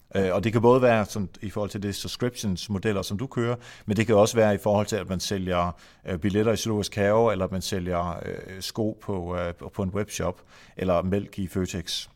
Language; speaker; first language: Danish; non-native, fluent; Dutch